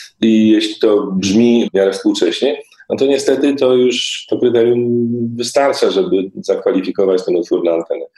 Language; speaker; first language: Polish; native; Polish